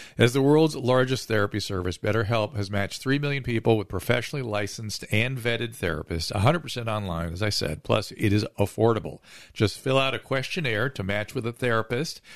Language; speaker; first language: English; native; English